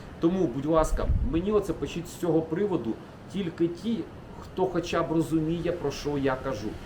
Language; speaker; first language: Ukrainian; non-native, local second language; Russian